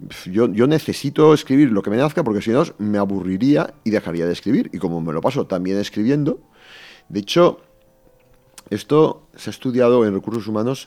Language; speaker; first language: Spanish; native; Spanish